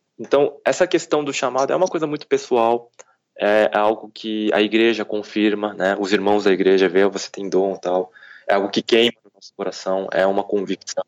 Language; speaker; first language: Portuguese; early bilingual, other home language; Korean